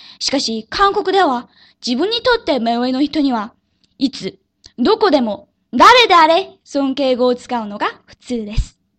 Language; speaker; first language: Japanese; non-native, fluent; Korean